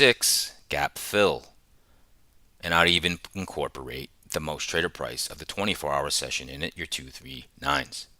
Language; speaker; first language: English; native; English